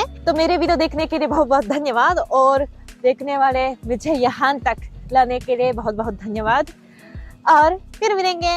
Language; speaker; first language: Hindi; non-native, fluent; Japanese